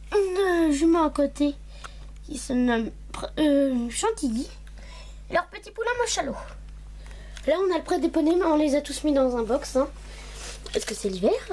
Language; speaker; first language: French; native; French